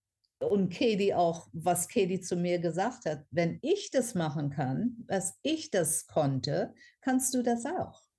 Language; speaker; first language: German; non-native, fluent; English